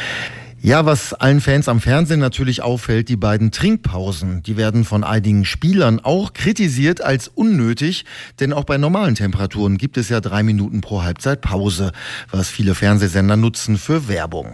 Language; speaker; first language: German; native; German